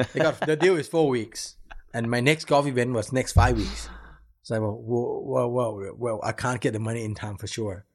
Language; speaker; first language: English; non-native, fluent; Thai